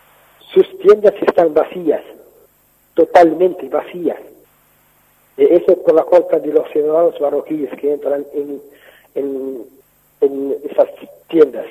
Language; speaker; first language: Spanish; non-native, fluent; Arabic